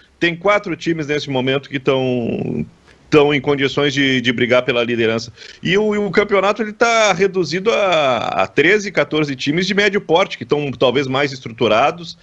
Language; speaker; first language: Portuguese; native; Portuguese